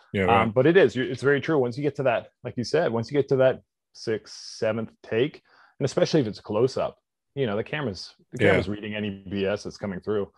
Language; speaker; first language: English; native; English